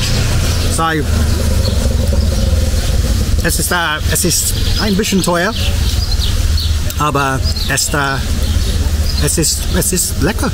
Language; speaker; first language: German; non-native, learner; English